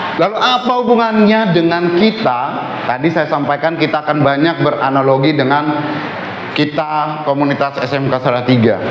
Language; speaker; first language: Indonesian; native; Indonesian